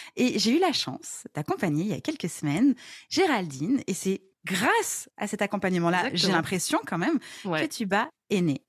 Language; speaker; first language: French; native; French